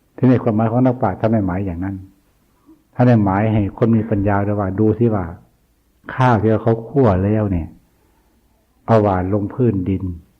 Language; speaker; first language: Thai; non-native, local second language; Northeastern Thai